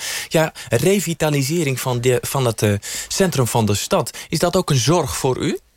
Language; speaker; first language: Dutch; native; Dutch